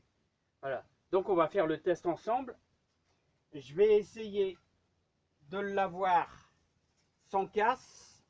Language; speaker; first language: French; native; French